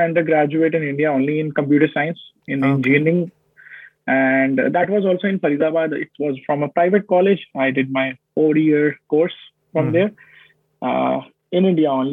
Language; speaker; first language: English; non-native, local second language; Hindi